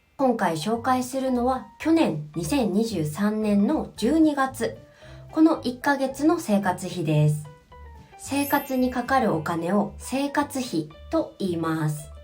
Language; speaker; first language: Japanese; native; Japanese